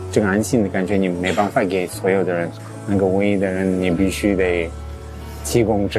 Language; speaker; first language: Chinese; non-native, fluent; English